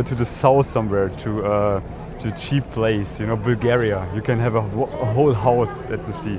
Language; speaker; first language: English; non-native, fluent; German